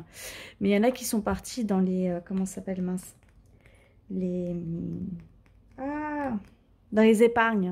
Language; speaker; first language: French; native; French